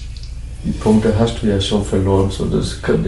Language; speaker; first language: German; non-native, fluent; Dutch